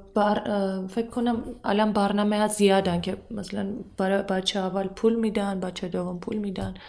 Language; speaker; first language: Persian; non-native, fluent; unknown